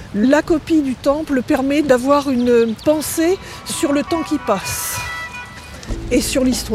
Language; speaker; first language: French; native; French